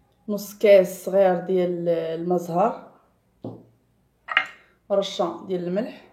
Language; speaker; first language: Arabic; native; Arabic